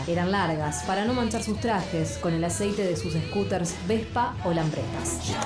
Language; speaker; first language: Spanish; native; Spanish